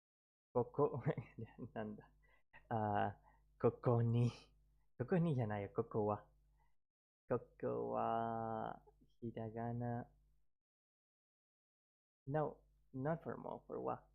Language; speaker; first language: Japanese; non-native, learner; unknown